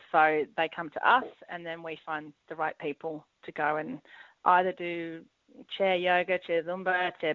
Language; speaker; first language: English; native; English